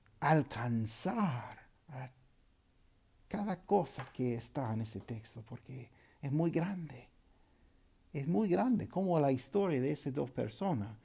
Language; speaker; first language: Spanish; non-native, fluent; English